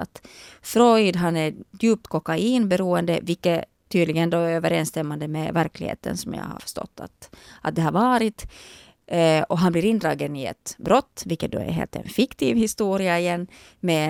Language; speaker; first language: Swedish; native; Swedish